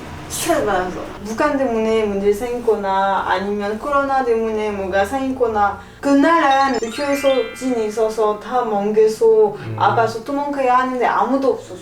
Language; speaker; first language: Korean; non-native, learner; French